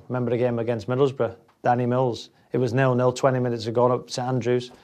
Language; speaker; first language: English; native; English